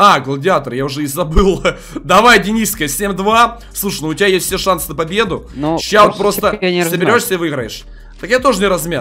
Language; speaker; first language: Russian; native; Russian